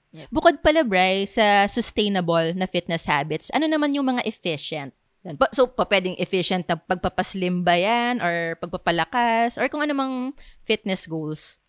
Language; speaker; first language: Filipino; native; Filipino